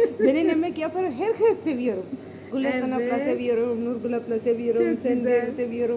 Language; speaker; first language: Turkish; non-native, learner; Gujarati